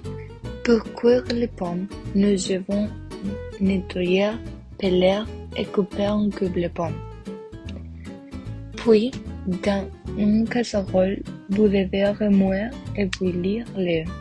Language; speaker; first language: French; non-native, learner; English